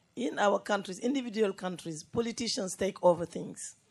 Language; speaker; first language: English; non-native, fluent; Wolof